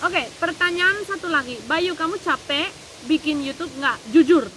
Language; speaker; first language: Indonesian; non-native, fluent; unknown